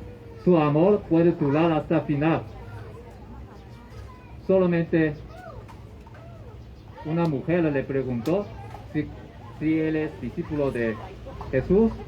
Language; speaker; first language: Spanish; non-native, learner; Chinese